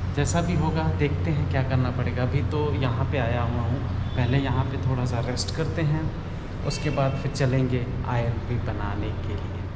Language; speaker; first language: Hindi; native; Hindi